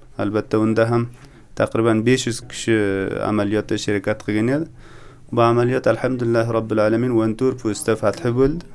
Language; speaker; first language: Uzbek; native; Uzbek